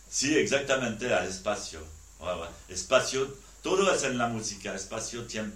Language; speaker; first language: Spanish; non-native, learner; French